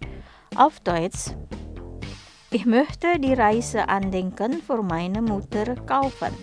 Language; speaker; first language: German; non-native, fluent; Indonesian